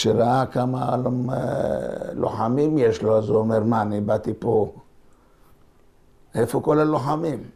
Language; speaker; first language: Hebrew; non-native, local second language; Ladino